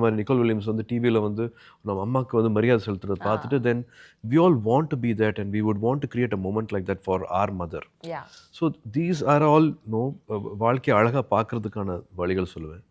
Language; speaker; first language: Tamil; native; Tamil